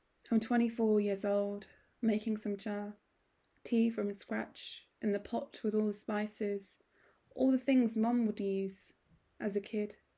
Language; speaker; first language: English; early bilingual, other home language; Punjabi